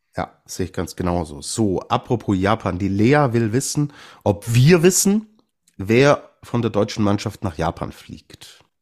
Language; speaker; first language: German; native; German